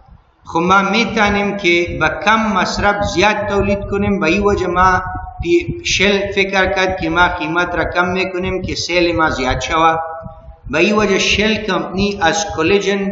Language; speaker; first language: Persian; non-native, local second language; Pashto